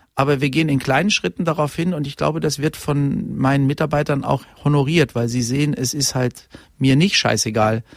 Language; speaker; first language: German; native; German